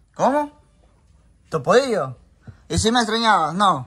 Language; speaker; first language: Spanish; native; Spanish